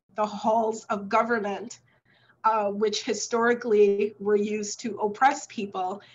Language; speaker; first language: English; native; English